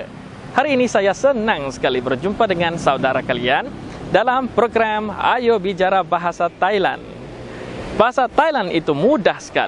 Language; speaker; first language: Indonesian; non-native, fluent; Thai